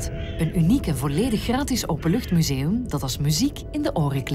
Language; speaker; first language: Dutch; native; Dutch